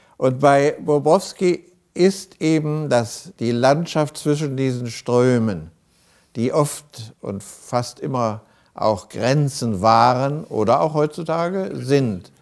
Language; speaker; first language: German; native; German